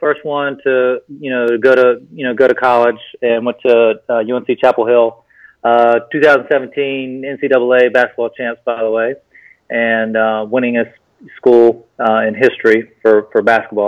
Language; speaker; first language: English; native; English